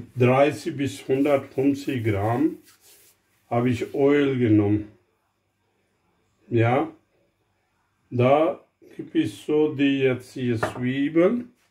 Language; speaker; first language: German; non-native, learner; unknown